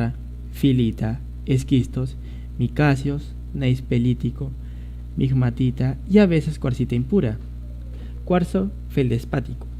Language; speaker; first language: Spanish; native; Spanish